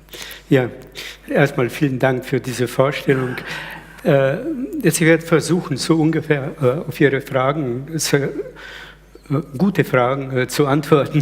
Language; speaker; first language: German; early bilingual, other home language; Slovenian